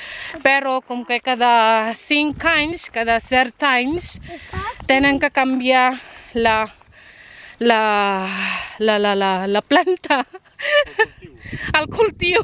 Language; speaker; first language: Catalan; non-native, learner; Filipino